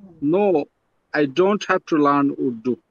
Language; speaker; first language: English; non-native, learner; Bangla